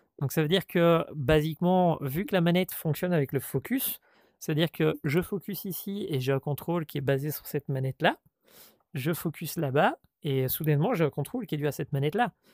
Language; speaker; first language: French; native; French